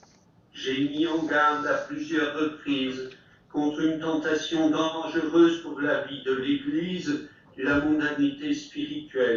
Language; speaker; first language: French; native; French